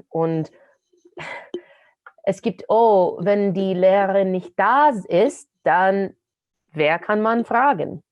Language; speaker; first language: German; non-native, fluent; English